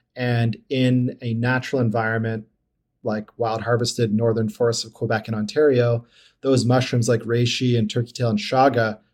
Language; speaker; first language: English; native; English